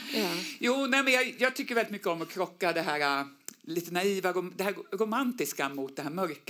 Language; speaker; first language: Swedish; native; Swedish